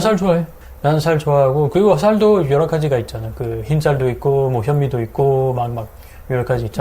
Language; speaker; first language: Korean; non-native, fluent; French